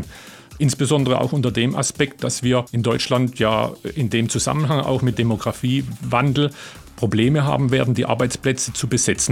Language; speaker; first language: German; native; German